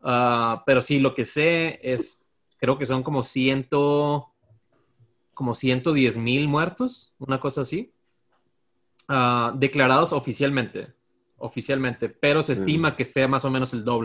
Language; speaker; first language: Spanish; native; Spanish